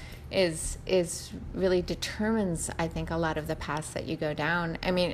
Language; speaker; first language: English; native; English